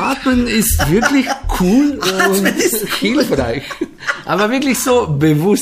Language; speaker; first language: German; non-native, fluent; Slovenian